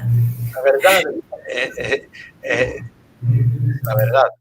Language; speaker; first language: Spanish; non-native, fluent; English